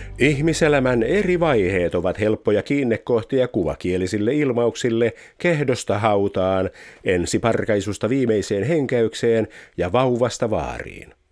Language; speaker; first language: Finnish; native; Finnish